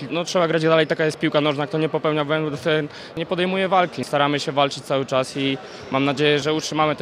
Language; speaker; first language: Polish; native; Polish